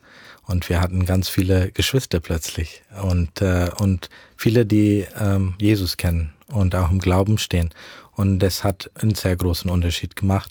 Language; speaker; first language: German; early bilingual, heritage; German